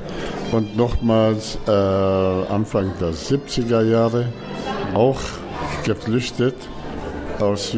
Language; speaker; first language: German; non-native, fluent; Arabic